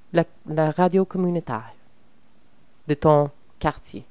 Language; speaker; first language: French; non-native, learner; English